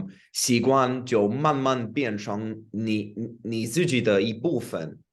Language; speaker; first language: Chinese; non-native, fluent; English